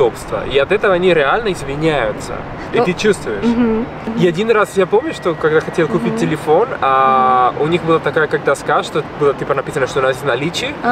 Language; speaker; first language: Russian; non-native, fluent; Spanish